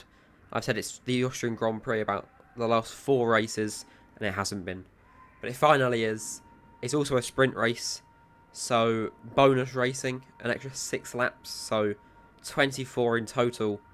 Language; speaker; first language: English; native; English